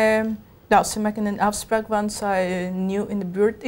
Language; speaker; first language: Dutch; non-native, learner; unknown